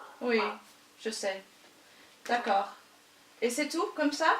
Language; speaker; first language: French; non-native, learner; English